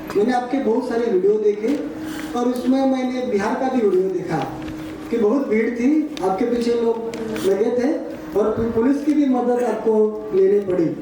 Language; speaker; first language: Hindi; non-native, local second language; Marathi